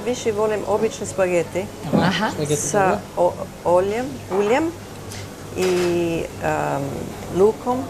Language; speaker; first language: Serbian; early bilingual, heritage; Serbian